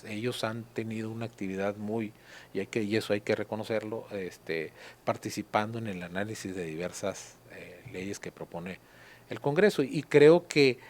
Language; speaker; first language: Spanish; native; Spanish